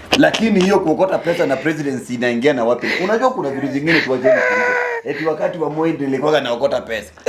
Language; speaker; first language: Swahili; non-native, local second language; Luo (Kenya and Tanzania)